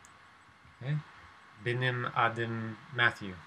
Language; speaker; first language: Turkish; non-native, learner; English